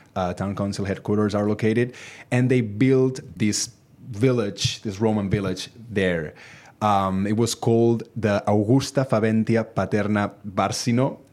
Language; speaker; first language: English; non-native, fluent; Catalan